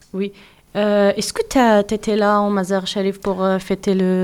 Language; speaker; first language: French; non-native, learner; Persian